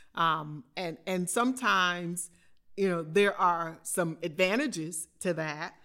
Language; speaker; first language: English; native; English